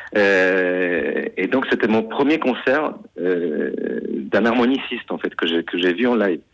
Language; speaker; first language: French; non-native, fluent; Polish